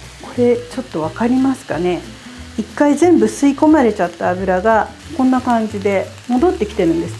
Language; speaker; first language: Japanese; native; Japanese